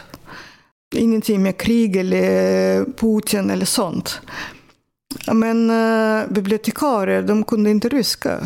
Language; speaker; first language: Swedish; non-native, fluent; Russian